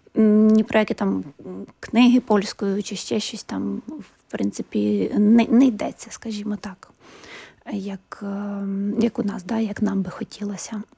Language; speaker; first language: Ukrainian; native; Ukrainian